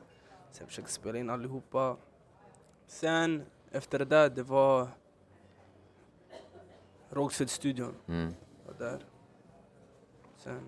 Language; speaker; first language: Swedish; early bilingual, other home language; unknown